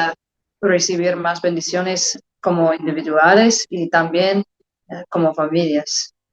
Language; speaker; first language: Spanish; non-native, learner; English